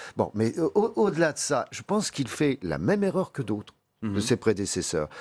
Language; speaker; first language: French; native; French